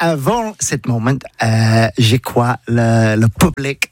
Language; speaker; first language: French; non-native, learner; English